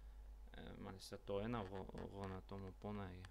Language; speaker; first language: Greek; non-native, learner; Bulgarian